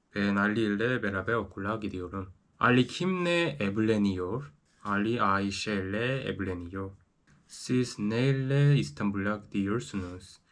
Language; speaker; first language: Turkish; non-native, learner; Korean